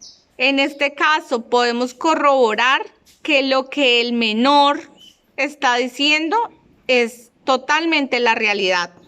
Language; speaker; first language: Spanish; native; Spanish